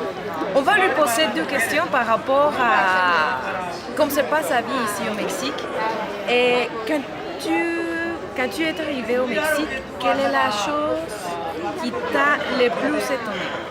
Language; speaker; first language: French; non-native, fluent; Spanish